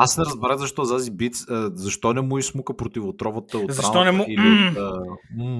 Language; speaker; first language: Bulgarian; native; Bulgarian